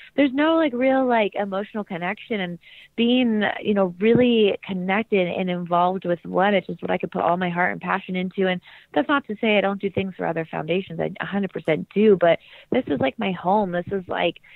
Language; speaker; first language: English; native; English